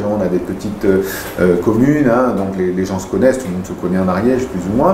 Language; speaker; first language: French; native; French